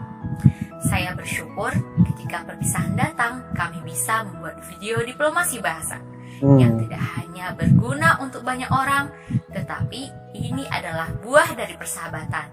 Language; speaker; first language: Indonesian; native; Indonesian